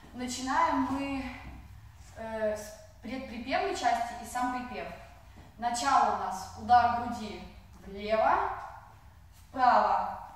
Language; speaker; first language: Russian; non-native, fluent; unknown